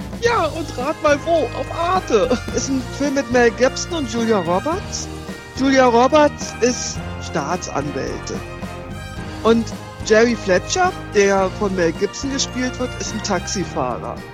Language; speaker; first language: German; native; German